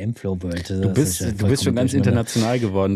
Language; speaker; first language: German; native; German